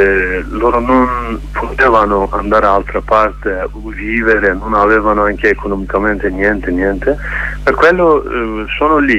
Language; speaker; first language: Italian; non-native, learner; Kurdish